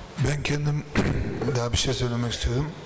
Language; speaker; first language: Turkish; early bilingual, heritage; Turkish